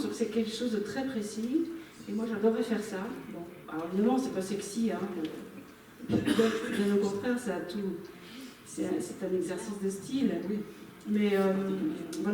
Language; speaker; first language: French; native; French